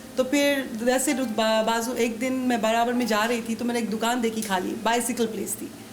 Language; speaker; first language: Urdu; native; Urdu